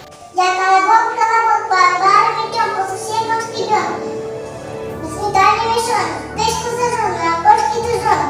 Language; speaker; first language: Russian; non-native, local second language; Yakut